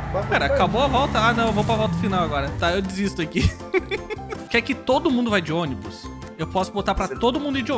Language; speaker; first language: Portuguese; native; Portuguese